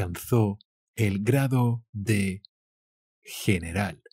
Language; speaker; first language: Spanish; native; Spanish